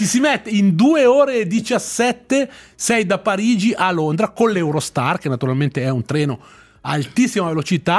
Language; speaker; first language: Italian; native; Italian